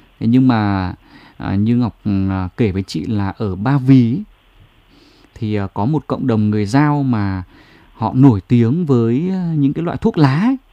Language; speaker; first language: Vietnamese; native; Vietnamese